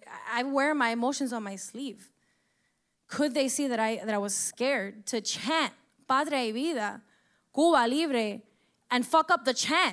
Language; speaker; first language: English; early bilingual, other home language; Spanish